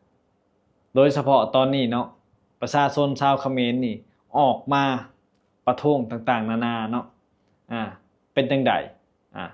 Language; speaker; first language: Thai; non-native, local second language; Lao